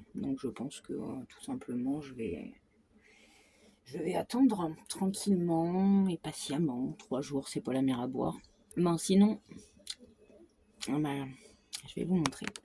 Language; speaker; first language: French; native; French